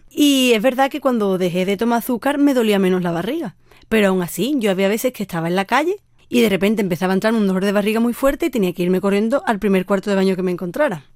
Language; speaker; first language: Spanish; native; Spanish